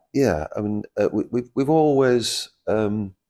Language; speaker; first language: English; native; English